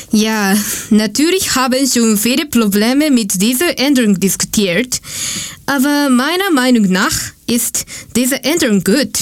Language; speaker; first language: German; non-native, learner; Japanese